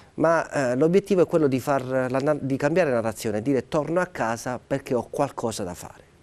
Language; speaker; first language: Italian; native; Italian